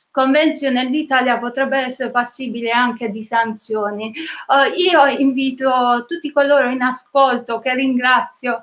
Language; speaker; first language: Italian; native; Italian